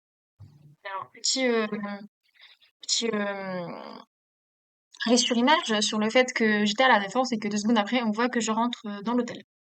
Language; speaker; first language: French; native; French